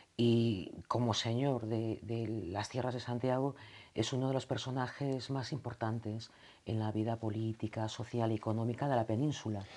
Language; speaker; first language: Spanish; native; Spanish